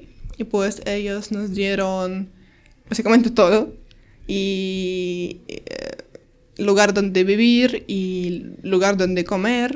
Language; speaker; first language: Spanish; non-native, learner; Ukrainian